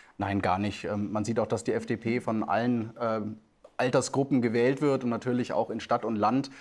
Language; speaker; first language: German; native; German